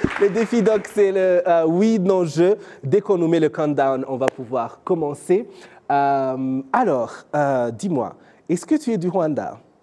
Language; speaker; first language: French; non-native, local second language; Kinyarwanda